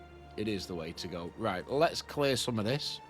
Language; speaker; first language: English; native; English